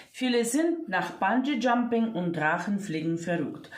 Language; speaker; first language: German; non-native, fluent; Ukrainian